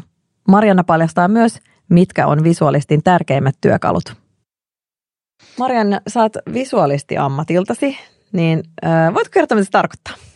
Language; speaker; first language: Finnish; native; Finnish